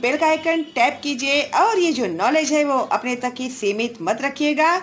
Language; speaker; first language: Hindi; non-native, local second language; Marathi